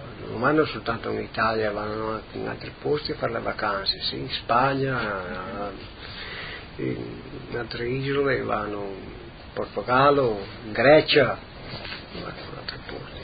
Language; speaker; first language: Italian; native; Italian